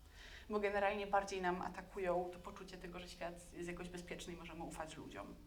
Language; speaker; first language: Polish; native; Polish